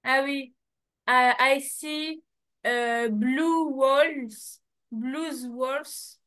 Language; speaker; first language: English; non-native, learner; French